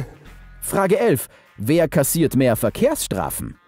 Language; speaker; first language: German; native; German